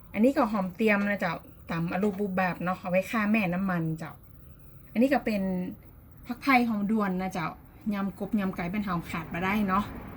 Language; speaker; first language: Thai; native; Thai